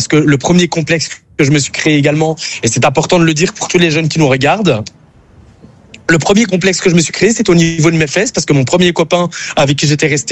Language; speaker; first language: French; native; French